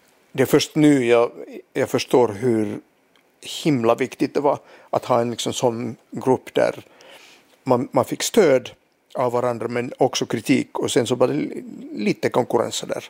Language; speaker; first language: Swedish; non-native, local second language; Finnish